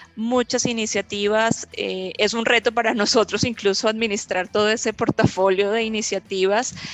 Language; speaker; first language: Spanish; native; Spanish